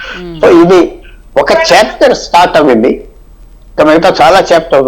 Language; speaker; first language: Telugu; native; Telugu